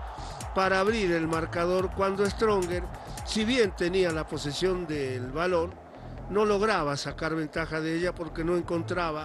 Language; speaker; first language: Spanish; native; Spanish